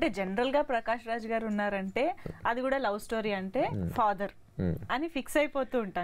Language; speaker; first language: Telugu; native; Telugu